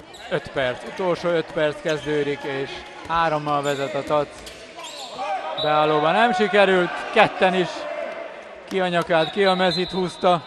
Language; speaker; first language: Hungarian; native; Hungarian